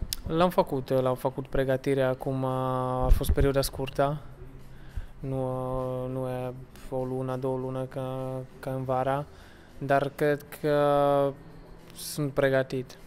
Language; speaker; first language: Romanian; non-native, learner; Slovak